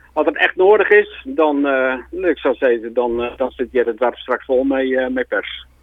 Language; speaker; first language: Dutch; non-native, local second language; Western Frisian